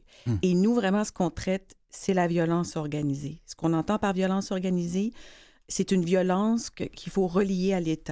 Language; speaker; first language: French; native; French